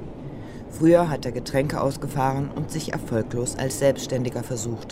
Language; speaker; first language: German; native; German